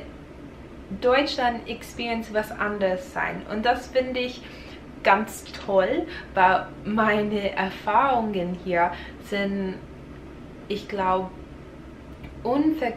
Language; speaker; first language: German; non-native, fluent; English